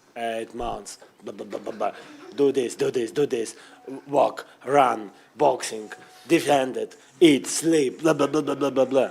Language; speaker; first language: English; non-native, learner; Ukrainian